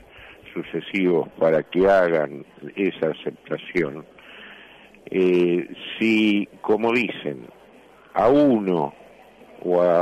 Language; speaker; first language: Spanish; native; Spanish